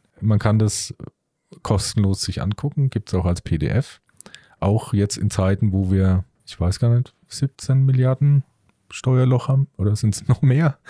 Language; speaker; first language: German; native; German